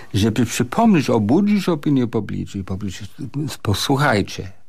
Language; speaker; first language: Polish; non-native, fluent; English